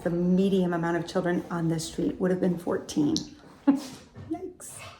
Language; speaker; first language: English; native; English